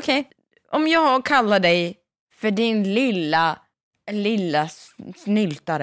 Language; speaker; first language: Swedish; native; Swedish